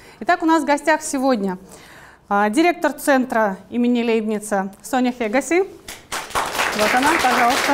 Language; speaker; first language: Russian; native; Russian